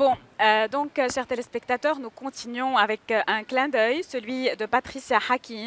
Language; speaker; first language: French; native; French